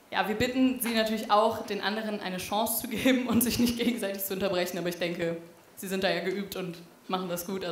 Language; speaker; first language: German; native; German